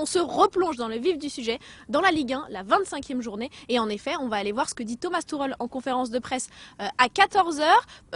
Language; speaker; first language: French; native; French